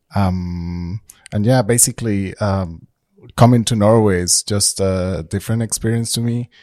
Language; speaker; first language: English; non-native, fluent; Spanish